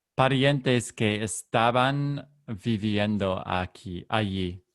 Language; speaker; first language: Spanish; non-native, learner; English